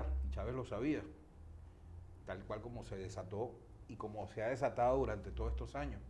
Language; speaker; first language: Spanish; native; Spanish